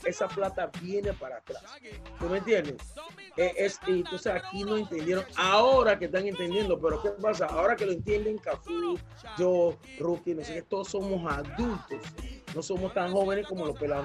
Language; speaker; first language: Spanish; non-native, local second language; English